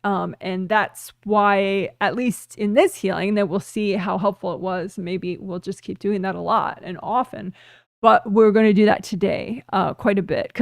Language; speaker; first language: English; native; English